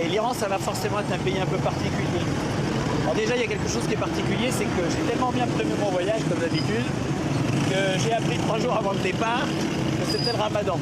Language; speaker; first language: French; native; French